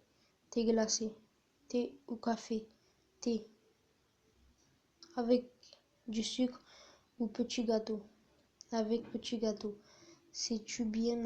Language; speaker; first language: French; native; French